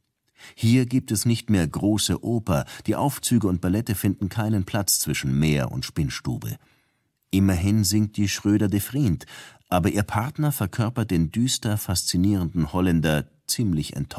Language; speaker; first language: German; native; German